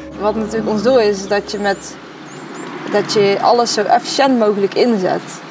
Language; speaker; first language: Dutch; native; Dutch